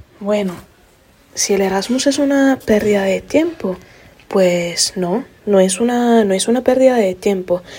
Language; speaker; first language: Spanish; non-native, fluent; Italian